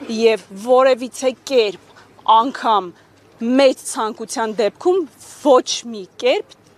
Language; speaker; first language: Armenian; native; Armenian